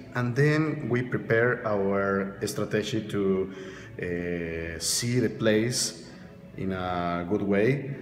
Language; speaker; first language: English; non-native, learner; Spanish